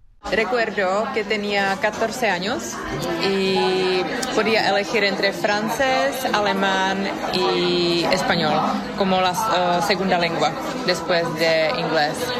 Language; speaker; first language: Spanish; non-native, fluent; Czech